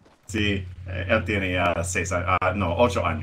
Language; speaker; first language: Spanish; non-native, learner; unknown